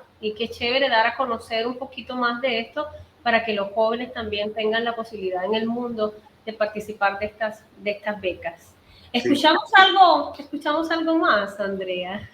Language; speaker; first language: Spanish; native; Spanish